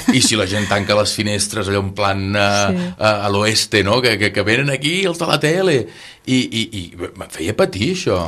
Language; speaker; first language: Catalan; native; Catalan